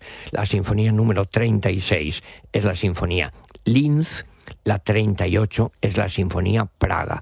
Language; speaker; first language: Spanish; native; Spanish